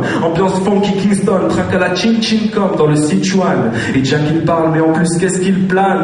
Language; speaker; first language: French; native; French